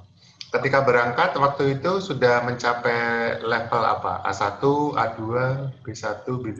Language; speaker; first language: Indonesian; native; Indonesian